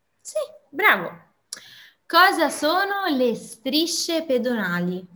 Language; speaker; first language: Italian; native; Italian